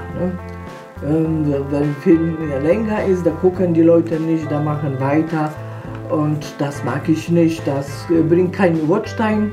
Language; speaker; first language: German; non-native, fluent; Polish